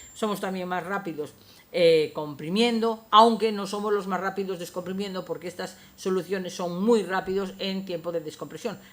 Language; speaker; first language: Spanish; non-native, local second language; Galician